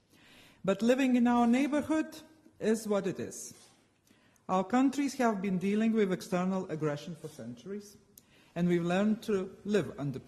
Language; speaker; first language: English; non-native, fluent; Lithuanian